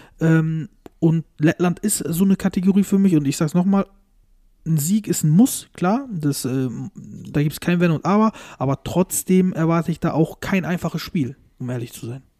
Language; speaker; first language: German; early bilingual, other home language; Turkish